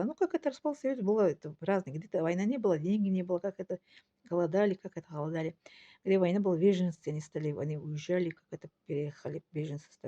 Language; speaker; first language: Russian; non-native, local second language; Tajik